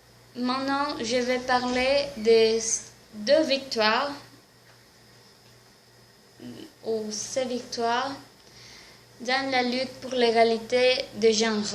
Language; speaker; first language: French; non-native, learner; Spanish